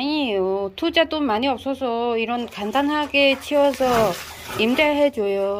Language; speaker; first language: Korean; non-native, learner; Vietnamese